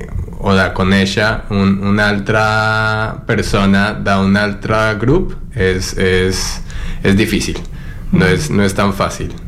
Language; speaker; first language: Catalan; non-native, learner; Spanish